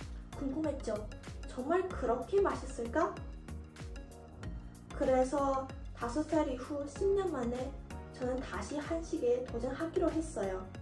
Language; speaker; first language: Korean; non-native, learner; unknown